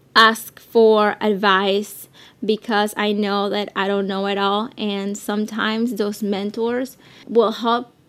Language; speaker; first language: English; early bilingual, other home language; Spanish